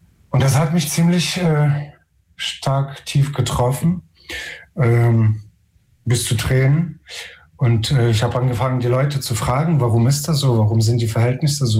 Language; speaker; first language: German; non-native, fluent; Ukrainian